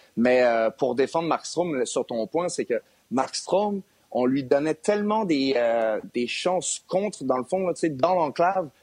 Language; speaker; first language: French; native; French